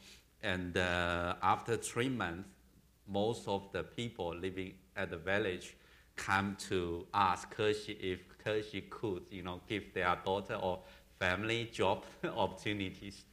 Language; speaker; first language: English; non-native, learner; Chinese